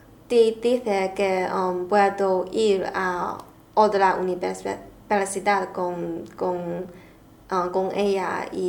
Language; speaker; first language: Spanish; non-native, learner; Chinese